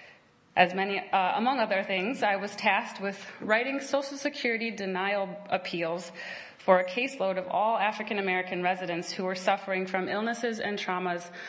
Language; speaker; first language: English; native; English